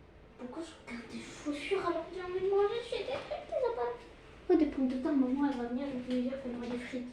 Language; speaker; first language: French; early bilingual, other home language; Arabic